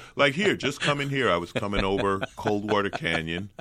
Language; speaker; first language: English; native; English